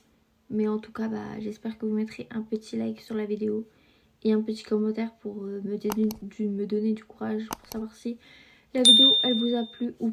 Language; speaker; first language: French; native; French